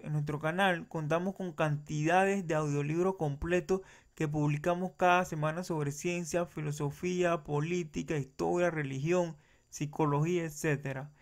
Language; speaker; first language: Spanish; native; Spanish